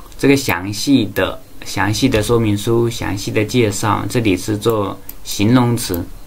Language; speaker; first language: Chinese; native; Chinese